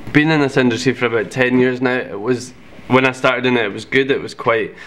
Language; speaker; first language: English; native; English